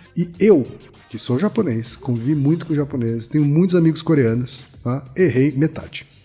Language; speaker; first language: Portuguese; native; Portuguese